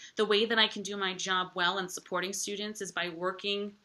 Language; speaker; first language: English; native; English